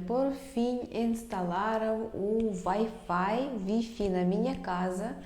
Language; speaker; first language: Portuguese; non-native, fluent; Russian